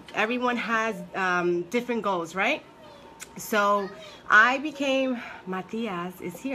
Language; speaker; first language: English; early bilingual, other home language; Spanish